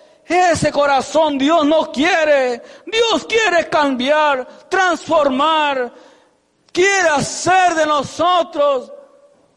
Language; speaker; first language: Spanish; native; Spanish